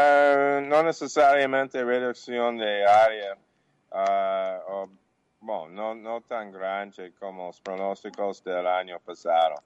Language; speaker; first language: Portuguese; non-native, learner; English